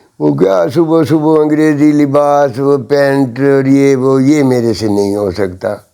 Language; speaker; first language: Urdu; non-native, local second language; Punjabi